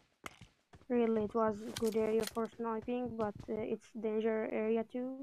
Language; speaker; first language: English; non-native, learner; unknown